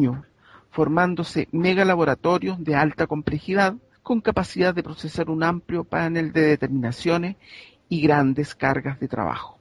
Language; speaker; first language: Spanish; native; Spanish